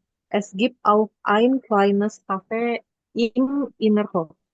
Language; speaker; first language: German; non-native, learner; Indonesian